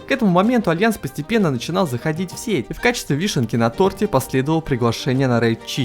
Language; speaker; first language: Russian; native; Russian